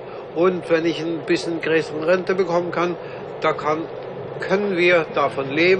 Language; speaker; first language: German; non-native, fluent; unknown